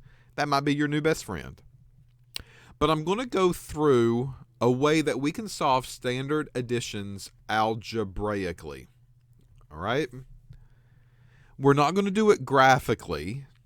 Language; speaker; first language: English; native; English